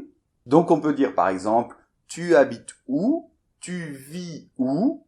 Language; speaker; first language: French; native; French